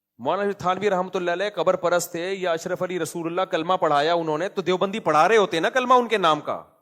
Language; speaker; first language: Urdu; native; Urdu